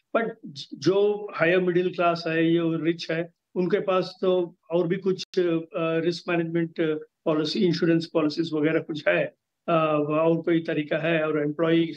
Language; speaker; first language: Hindi; non-native, local second language; Telugu